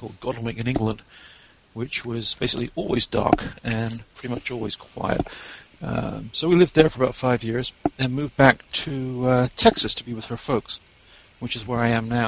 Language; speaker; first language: English; native; English